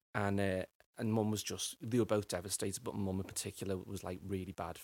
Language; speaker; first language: English; native; English